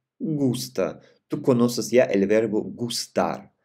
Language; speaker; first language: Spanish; non-native, fluent; Russian